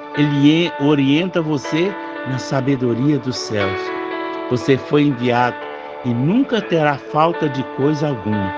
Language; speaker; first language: Portuguese; native; Portuguese